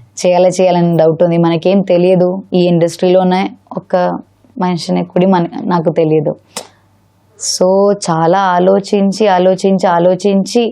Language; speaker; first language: Telugu; non-native, learner; Malayalam